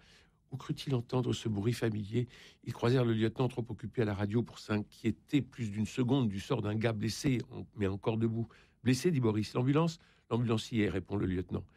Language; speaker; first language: French; native; French